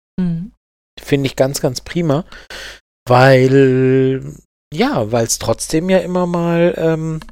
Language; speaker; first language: German; native; German